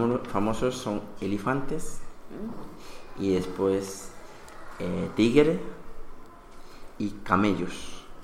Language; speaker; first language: Spanish; non-native, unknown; Bangla